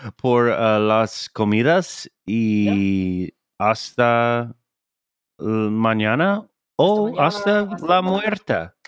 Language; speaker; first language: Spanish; non-native, learner; English